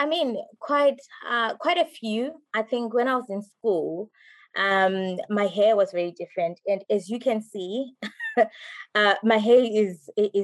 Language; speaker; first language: English; non-native, local second language; Shona